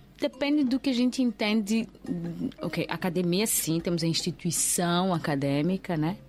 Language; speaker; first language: Portuguese; native; Portuguese